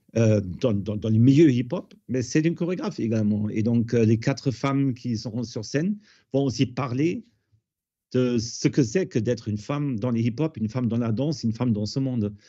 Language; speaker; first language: French; non-native, fluent; German